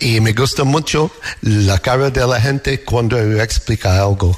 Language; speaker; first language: Spanish; non-native, learner; English